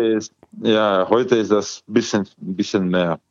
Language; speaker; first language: German; non-native, learner; Croatian